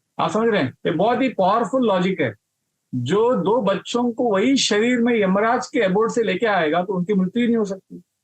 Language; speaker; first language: Hindi; non-native, local second language; Marathi